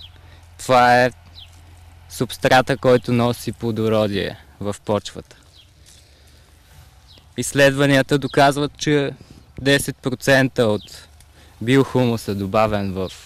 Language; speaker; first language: Bulgarian; native; Bulgarian